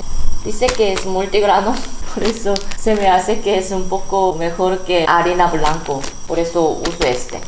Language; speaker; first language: Spanish; non-native, fluent; Korean